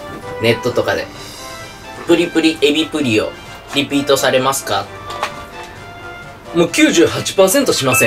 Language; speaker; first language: Japanese; native; Japanese